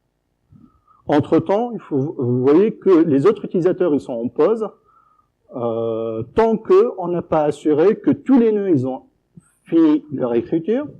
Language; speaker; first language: French; native; French